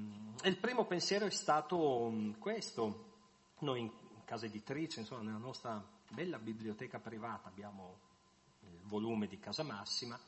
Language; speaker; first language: Italian; native; Italian